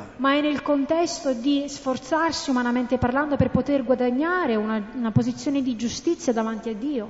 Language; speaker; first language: Italian; non-native, fluent; English